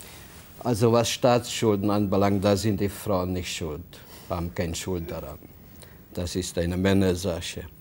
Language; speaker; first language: German; non-native, fluent; Hungarian